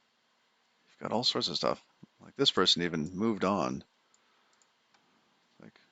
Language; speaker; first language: English; native; English